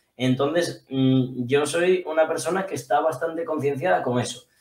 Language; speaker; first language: Spanish; native; Spanish